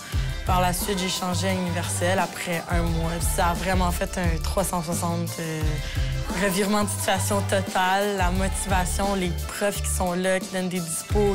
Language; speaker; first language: French; native; French